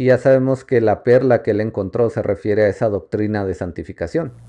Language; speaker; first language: Spanish; native; Spanish